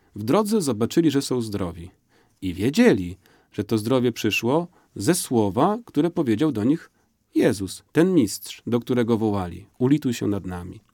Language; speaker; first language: Polish; native; Polish